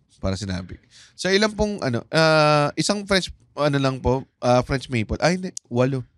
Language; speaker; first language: Filipino; native; Filipino